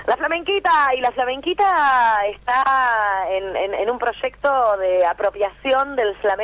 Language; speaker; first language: Spanish; native; Spanish